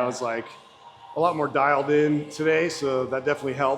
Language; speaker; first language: English; native; English